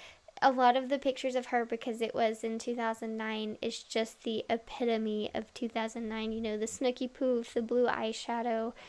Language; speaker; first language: English; native; English